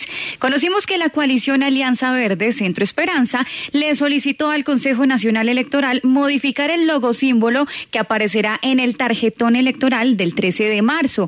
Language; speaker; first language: Spanish; native; Spanish